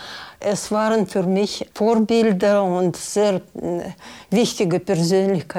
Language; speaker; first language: German; non-native, fluent; Russian